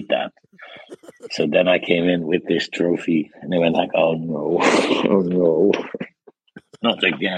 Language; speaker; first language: English; non-native, fluent; Dutch